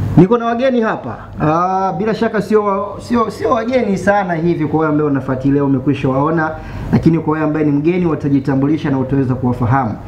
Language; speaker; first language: Swahili; native; Swahili